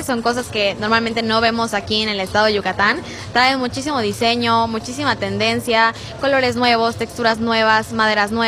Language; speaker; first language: Spanish; native; Spanish